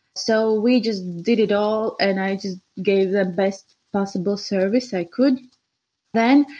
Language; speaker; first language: English; non-native, fluent; Latvian